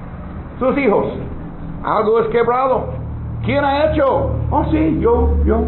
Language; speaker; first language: Spanish; non-native, learner; English